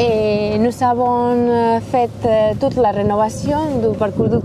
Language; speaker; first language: French; non-native, learner; Spanish